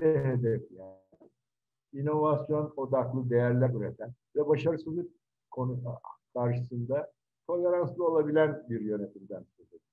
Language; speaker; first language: Turkish; native; Turkish